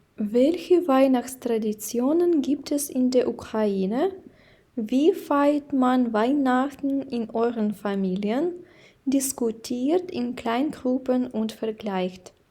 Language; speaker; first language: German; non-native, fluent; Ukrainian